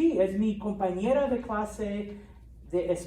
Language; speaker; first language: Spanish; early bilingual, heritage; Spanish